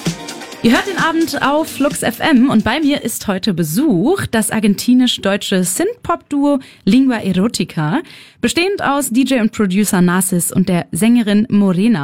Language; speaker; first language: German; native; German